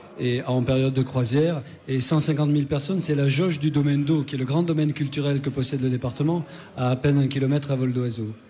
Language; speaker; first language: French; native; French